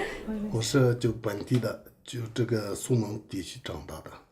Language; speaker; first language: Chinese; non-native, local second language; Tibetan